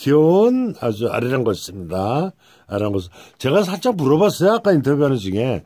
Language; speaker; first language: Korean; native; Korean